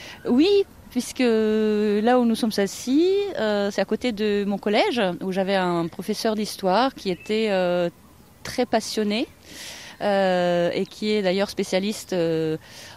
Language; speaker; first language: French; non-native, fluent; Norwegian